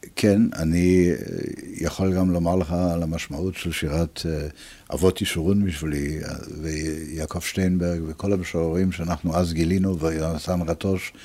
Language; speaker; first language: Hebrew; early bilingual, other home language; Italian